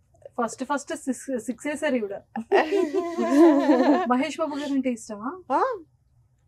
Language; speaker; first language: Telugu; native; Telugu